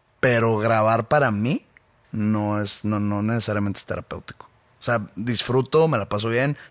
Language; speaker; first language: Spanish; native; Spanish